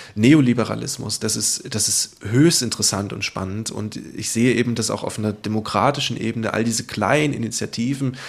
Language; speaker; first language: German; native; German